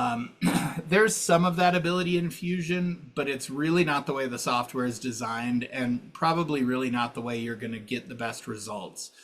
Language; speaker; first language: English; native; English